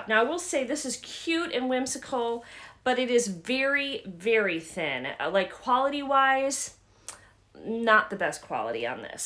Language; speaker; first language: English; native; English